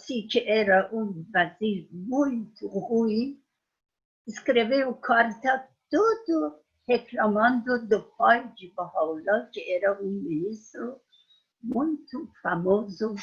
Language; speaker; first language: Portuguese; non-native, fluent; Persian